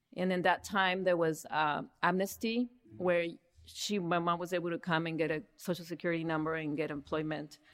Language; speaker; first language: English; early bilingual, other home language; Spanish